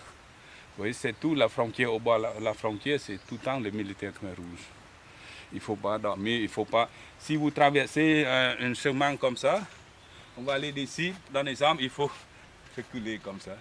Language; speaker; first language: French; non-native, learner; Khmer